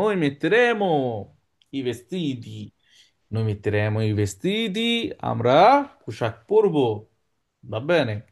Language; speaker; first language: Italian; non-native, fluent; Bangla